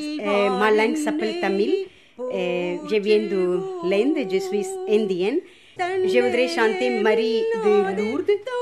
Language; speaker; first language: French; non-native, fluent; Tamil